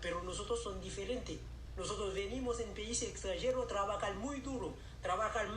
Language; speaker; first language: Spanish; non-native, learner; Haitian Creole